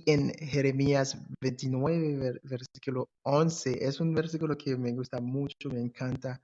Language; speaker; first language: Spanish; non-native, fluent; English